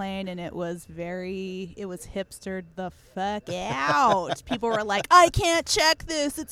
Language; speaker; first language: English; native; English